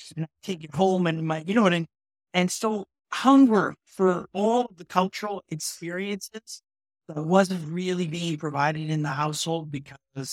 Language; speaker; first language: English; native; English